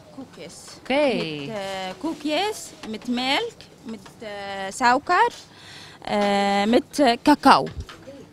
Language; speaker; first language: Dutch; non-native, learner; Arabic